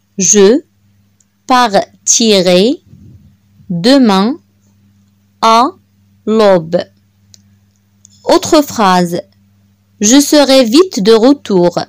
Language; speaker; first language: French; non-native, local second language; Arabic